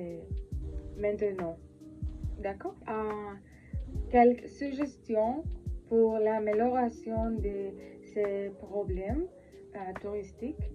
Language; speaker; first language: French; non-native, learner; Spanish